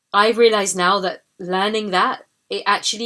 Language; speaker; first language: English; native; English